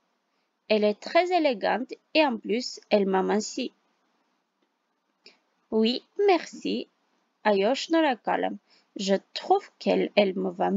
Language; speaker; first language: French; non-native, fluent; Armenian